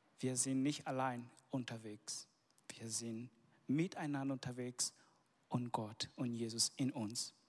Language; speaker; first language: German; non-native, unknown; Portuguese